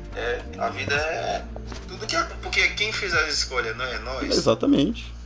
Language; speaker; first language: Portuguese; non-native, fluent; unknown